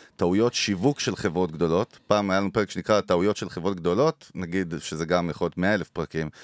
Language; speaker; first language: Hebrew; native; Hebrew